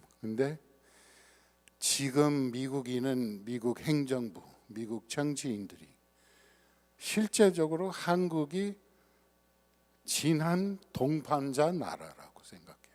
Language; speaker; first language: Korean; non-native, fluent; English